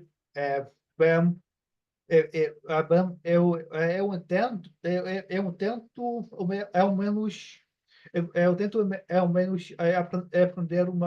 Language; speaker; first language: Portuguese; non-native, learner; German